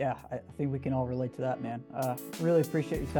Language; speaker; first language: English; native; English